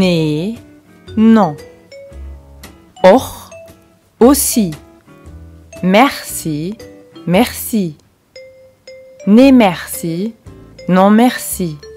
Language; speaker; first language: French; non-native, local second language; Luxembourgish